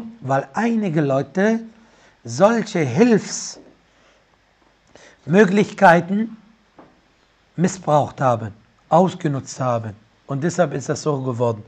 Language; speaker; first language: German; non-native, fluent; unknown